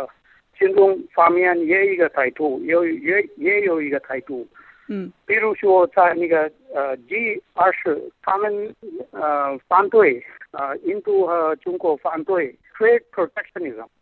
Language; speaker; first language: Chinese; non-native, fluent; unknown